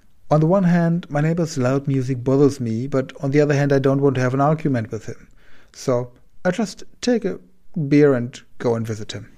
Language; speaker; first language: English; non-native, fluent; German